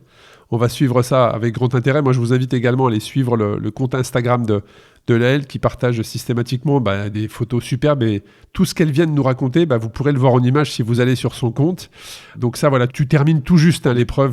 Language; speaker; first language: French; native; French